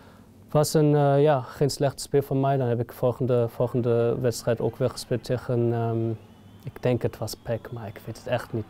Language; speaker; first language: Dutch; non-native, fluent; German